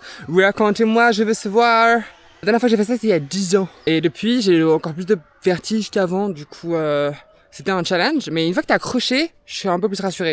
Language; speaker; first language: French; native; French